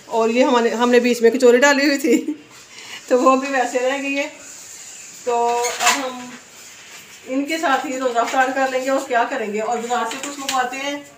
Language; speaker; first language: Urdu; non-native, local second language; Punjabi